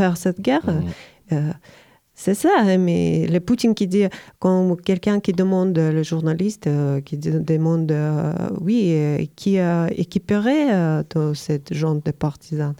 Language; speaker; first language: French; non-native, learner; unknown